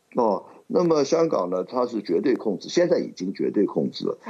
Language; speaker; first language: Chinese; non-native, local second language; Cantonese